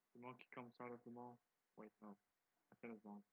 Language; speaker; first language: English; non-native, fluent; Dutch